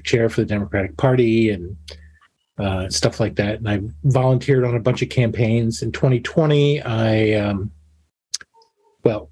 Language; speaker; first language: English; native; English